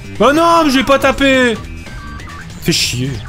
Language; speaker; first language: French; native; French